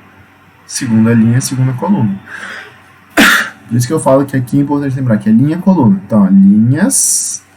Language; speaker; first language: Portuguese; native; Portuguese